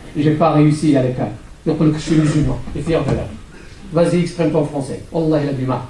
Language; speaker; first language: French; non-native, local second language; Arabic